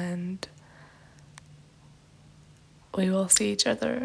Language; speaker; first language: English; non-native, fluent; German